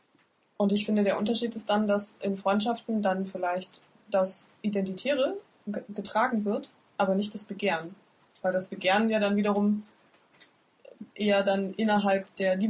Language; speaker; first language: German; native; German